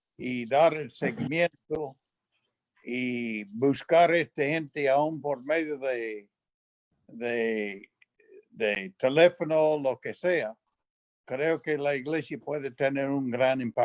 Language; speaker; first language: Spanish; non-native, fluent; English